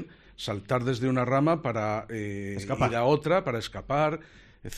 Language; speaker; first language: Spanish; native; Spanish